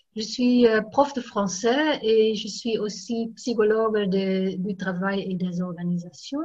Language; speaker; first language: French; non-native, fluent; Dutch